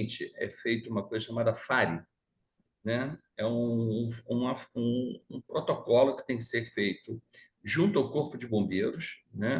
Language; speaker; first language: Portuguese; native; Portuguese